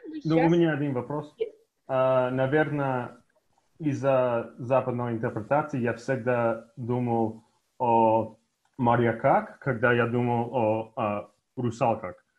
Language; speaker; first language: Russian; non-native, learner; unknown